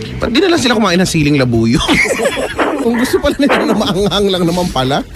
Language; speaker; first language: Filipino; native; Filipino